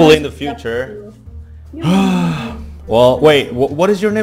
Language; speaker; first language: English; non-native, fluent; Indonesian